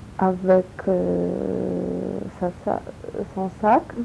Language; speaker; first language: French; non-native, learner; Polish